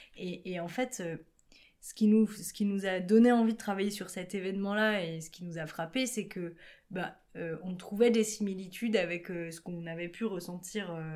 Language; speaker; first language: French; native; French